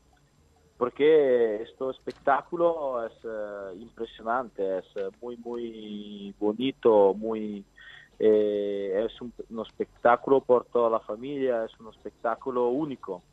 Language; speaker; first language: Spanish; non-native, learner; Italian